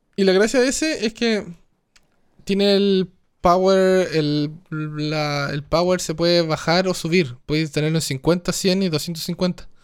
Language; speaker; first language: Spanish; native; Spanish